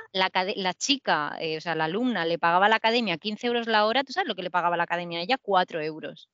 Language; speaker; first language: Spanish; native; Spanish